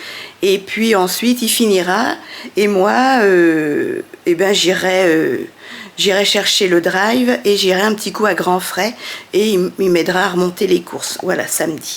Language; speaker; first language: French; native; French